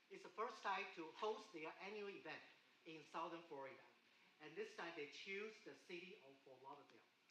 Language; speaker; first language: English; non-native, fluent; Chinese